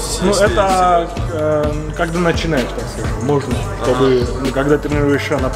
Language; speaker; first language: Russian; non-native, fluent; Georgian